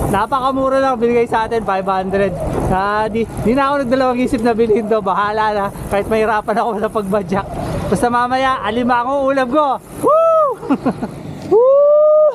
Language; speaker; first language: Filipino; non-native, local second language; Pampanga